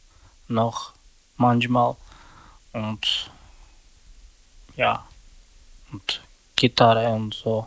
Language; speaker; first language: German; non-native, learner; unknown